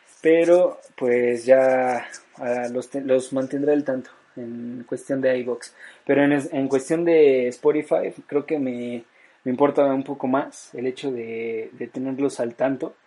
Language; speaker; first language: Spanish; native; Spanish